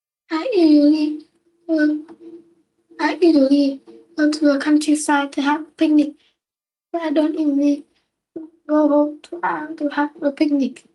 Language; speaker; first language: English; non-native, learner; Vietnamese